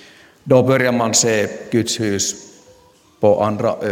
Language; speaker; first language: Swedish; non-native, local second language; Finnish